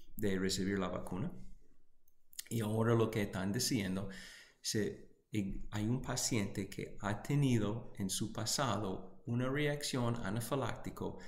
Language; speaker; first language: Spanish; non-native, fluent; English